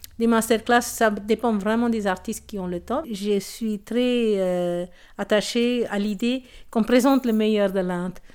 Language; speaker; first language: French; non-native, local second language; Tamil